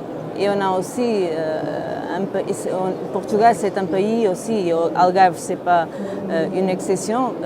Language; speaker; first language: French; non-native, fluent; Portuguese